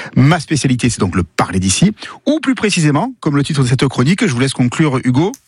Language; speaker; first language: French; native; French